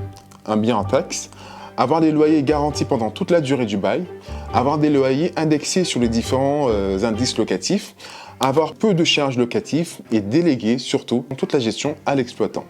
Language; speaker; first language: French; native; French